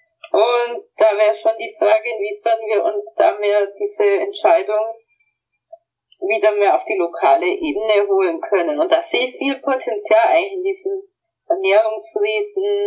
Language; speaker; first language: German; native; German